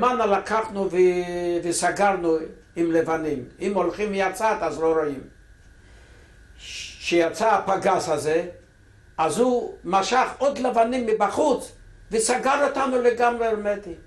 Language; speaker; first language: Hebrew; non-native, fluent; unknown